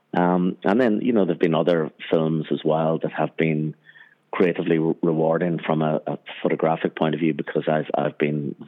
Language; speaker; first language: English; native; English